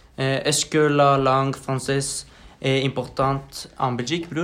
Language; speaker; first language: French; non-native, learner; Norwegian